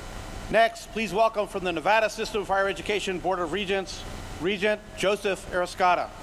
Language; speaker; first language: English; native; English